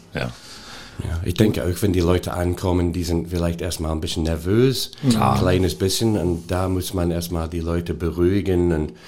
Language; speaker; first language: German; non-native, fluent; English